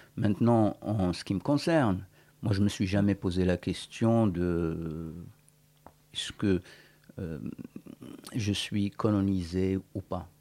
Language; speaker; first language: French; non-native, local second language; Berber languages